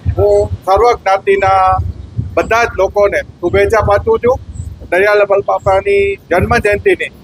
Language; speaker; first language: Gujarati; native; Gujarati